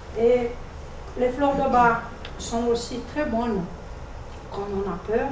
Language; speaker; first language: French; non-native, fluent; Portuguese